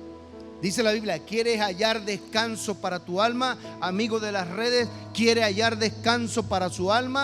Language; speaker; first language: Spanish; native; Spanish